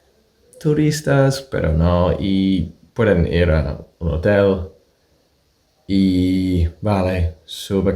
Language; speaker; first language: Spanish; non-native, fluent; English